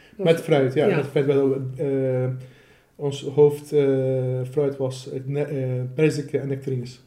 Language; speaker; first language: Dutch; early bilingual, other home language; Arabic